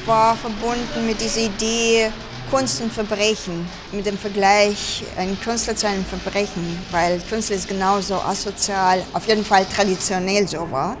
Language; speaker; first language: German; non-native, fluent; Russian